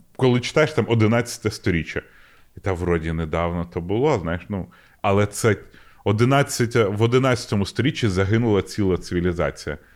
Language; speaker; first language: Ukrainian; non-native, local second language; Russian